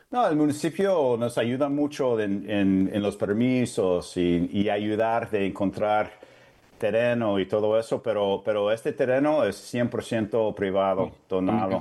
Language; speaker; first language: Spanish; non-native, fluent; English